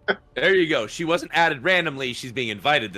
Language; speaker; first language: English; native; English